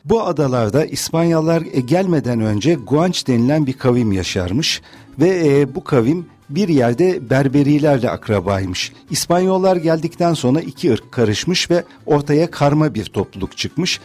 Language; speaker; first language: Turkish; native; Turkish